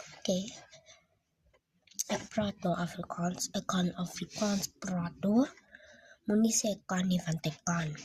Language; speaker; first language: Afrikaans; non-native, local second language; English